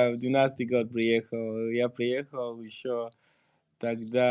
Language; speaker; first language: Russian; non-native, fluent; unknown